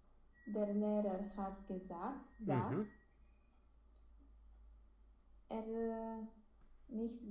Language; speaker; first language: German; non-native, learner; Romanian